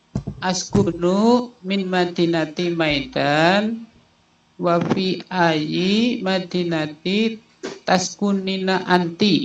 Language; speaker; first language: Arabic; non-native, learner; Indonesian